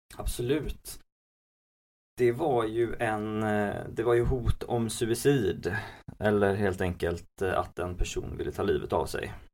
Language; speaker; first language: Swedish; native; Swedish